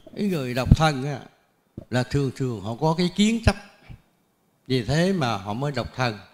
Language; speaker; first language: Vietnamese; native; Vietnamese